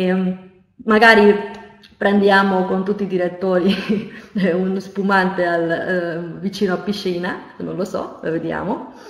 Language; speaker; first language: Italian; non-native, fluent; Hungarian